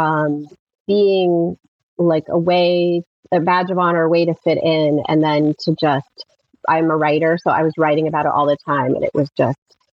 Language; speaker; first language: English; native; English